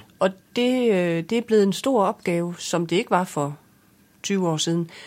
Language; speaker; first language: Danish; native; Danish